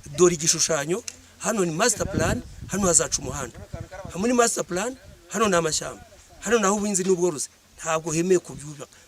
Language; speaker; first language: Kinyarwanda; native; Kinyarwanda